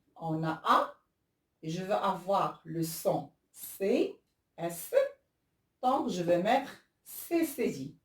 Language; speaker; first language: French; non-native, local second language; Arabic